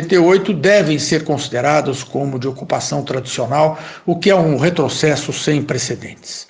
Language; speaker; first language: Portuguese; native; Portuguese